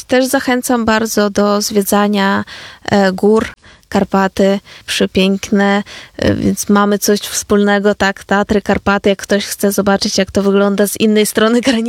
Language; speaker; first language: Polish; non-native, fluent; Ukrainian